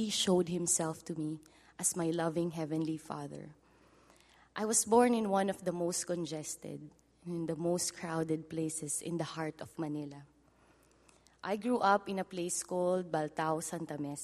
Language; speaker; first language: English; non-native, local second language; Filipino